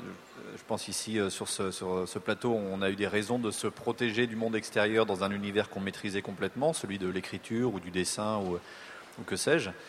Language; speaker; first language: French; native; French